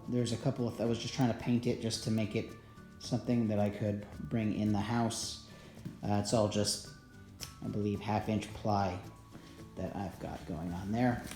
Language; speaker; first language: English; native; English